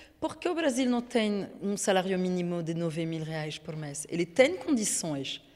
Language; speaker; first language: Portuguese; non-native, fluent; French